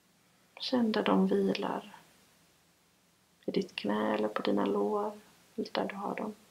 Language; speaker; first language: Swedish; native; Swedish